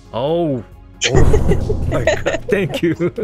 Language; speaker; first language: English; non-native, learner; Korean